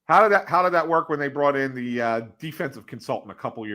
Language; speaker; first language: English; native; English